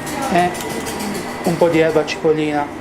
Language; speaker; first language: Italian; native; Italian